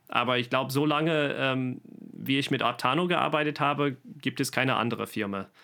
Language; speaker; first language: German; non-native, fluent; English